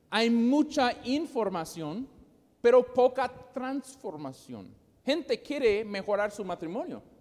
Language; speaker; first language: Spanish; non-native, fluent; English